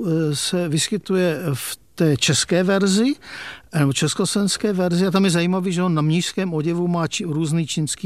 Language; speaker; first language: Czech; native; Czech